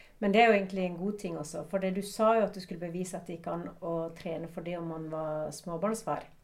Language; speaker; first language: Norwegian; native; Norwegian